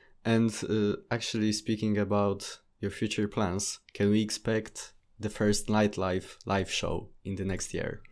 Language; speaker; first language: English; non-native, fluent; Polish